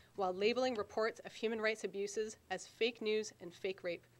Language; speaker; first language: English; native; English